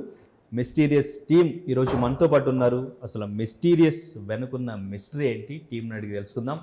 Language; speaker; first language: Telugu; native; Telugu